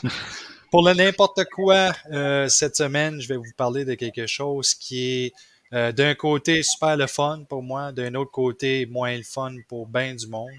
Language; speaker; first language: French; native; French